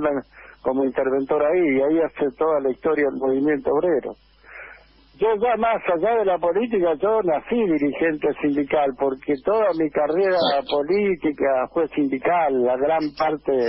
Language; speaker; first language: Spanish; native; Spanish